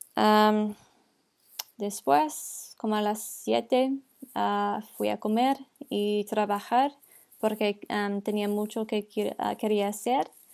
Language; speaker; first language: Spanish; non-native, learner; English